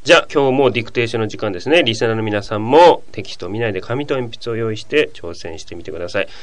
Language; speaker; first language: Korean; non-native, fluent; Japanese